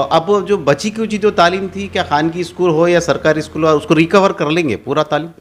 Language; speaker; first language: Urdu; native; Urdu